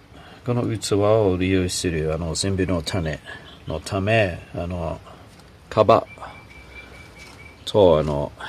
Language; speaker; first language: Japanese; non-native, learner; English